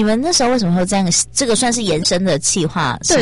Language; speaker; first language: Chinese; native; Chinese